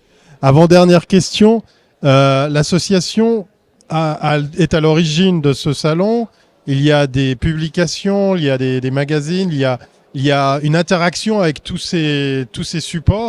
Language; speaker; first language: French; native; French